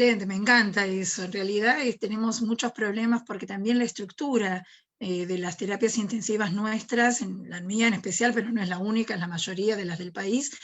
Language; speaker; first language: Spanish; native; Spanish